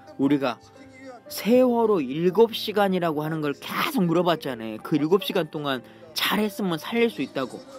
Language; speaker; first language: Korean; native; Korean